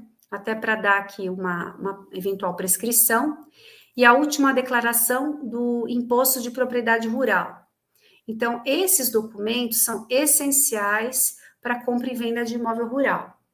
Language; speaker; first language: Portuguese; native; Portuguese